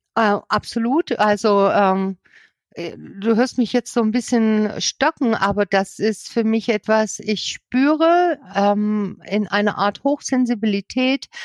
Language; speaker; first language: German; native; German